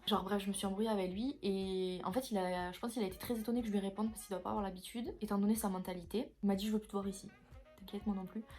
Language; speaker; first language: French; native; French